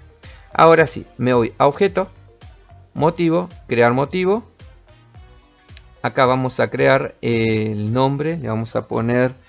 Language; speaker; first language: Spanish; native; Spanish